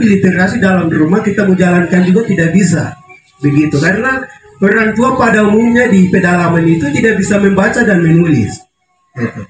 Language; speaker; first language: Indonesian; non-native, local second language; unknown